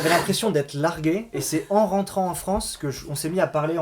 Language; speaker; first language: French; native; French